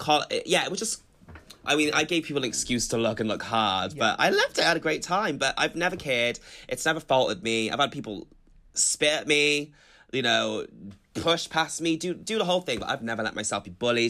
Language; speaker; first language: English; native; English